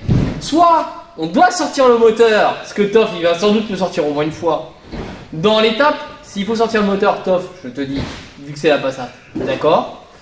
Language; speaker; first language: French; native; French